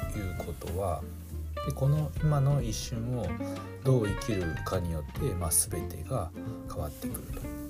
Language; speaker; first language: Japanese; native; Japanese